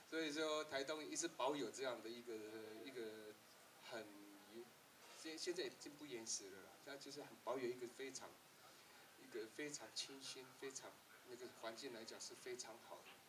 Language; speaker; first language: Chinese; native; Chinese